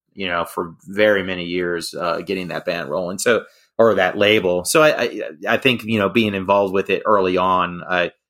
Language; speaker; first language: English; native; English